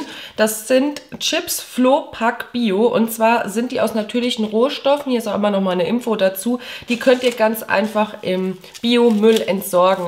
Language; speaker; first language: German; native; German